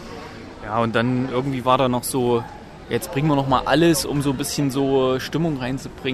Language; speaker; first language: German; native; German